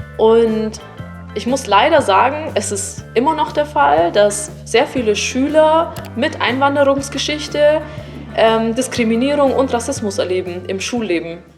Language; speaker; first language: German; early bilingual, other home language; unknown